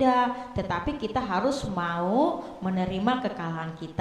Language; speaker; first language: Indonesian; native; Indonesian